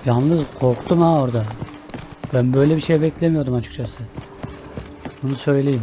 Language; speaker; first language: Turkish; native; Turkish